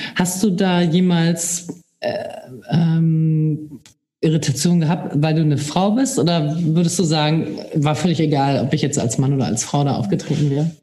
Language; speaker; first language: German; native; German